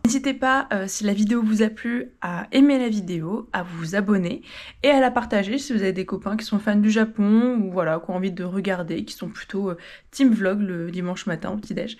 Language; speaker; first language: French; native; French